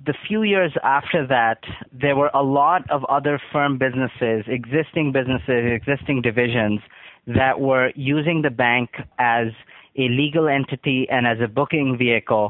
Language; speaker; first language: English; non-native, local second language; Urdu